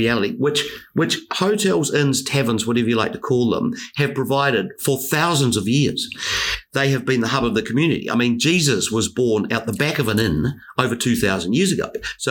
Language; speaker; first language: English; native; English